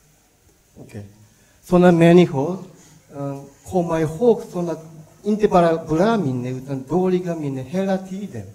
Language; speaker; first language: Swedish; non-native, learner; Japanese